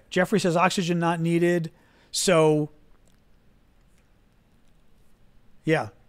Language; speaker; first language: English; native; English